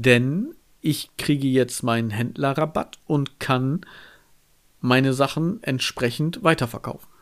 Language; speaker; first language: German; native; German